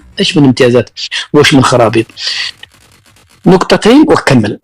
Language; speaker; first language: Arabic; native; Arabic